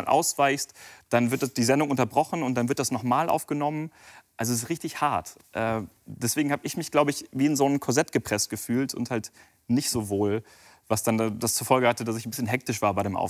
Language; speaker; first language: German; native; German